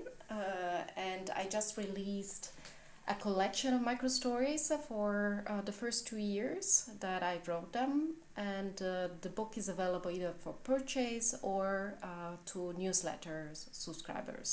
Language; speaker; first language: English; non-native, fluent; Italian